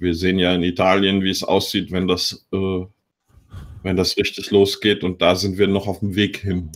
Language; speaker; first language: German; native; German